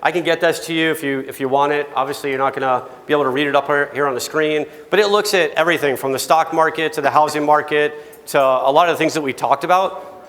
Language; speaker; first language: English; native; English